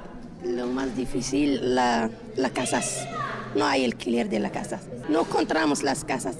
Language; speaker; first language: Spanish; non-native, learner; Arabic